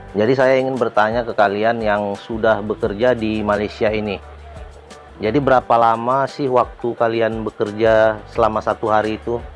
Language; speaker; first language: Indonesian; native; Indonesian